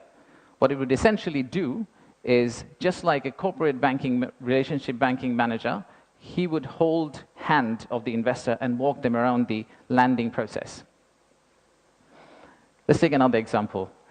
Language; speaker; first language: English; non-native, local second language; Bangla